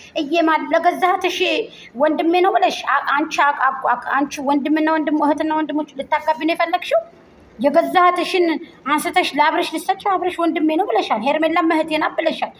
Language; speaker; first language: Amharic; native; Amharic